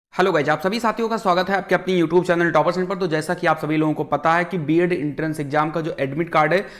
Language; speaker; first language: Hindi; native; Hindi